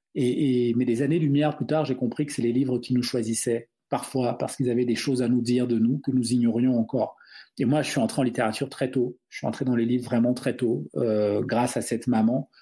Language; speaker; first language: French; non-native, local second language; Duala